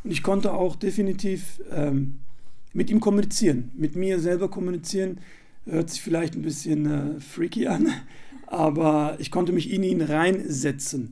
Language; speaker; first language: German; native; German